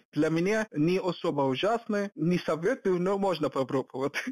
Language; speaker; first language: Russian; non-native, fluent; Hindi